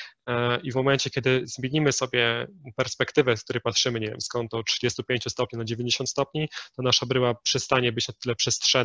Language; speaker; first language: Polish; native; Polish